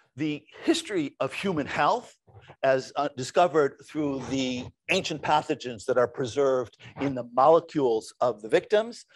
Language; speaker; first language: English; native; English